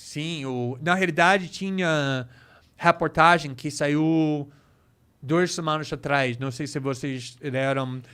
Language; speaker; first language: Portuguese; non-native, fluent; English